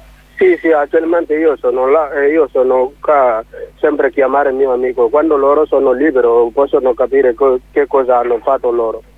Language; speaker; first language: Italian; non-native, learner; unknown